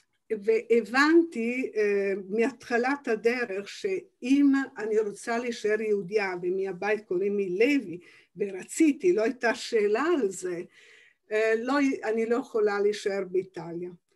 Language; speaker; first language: Hebrew; non-native, fluent; Italian